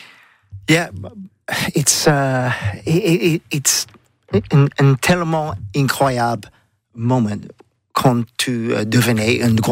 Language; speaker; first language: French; non-native, learner; English